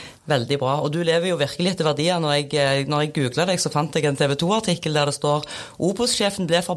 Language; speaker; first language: Norwegian; native; Norwegian